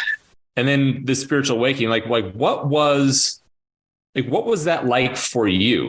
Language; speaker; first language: English; native; English